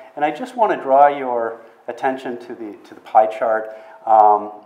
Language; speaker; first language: English; native; English